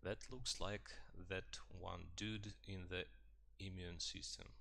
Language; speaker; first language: English; non-native, fluent; Russian